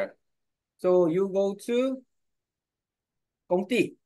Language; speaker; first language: English; non-native, learner; Korean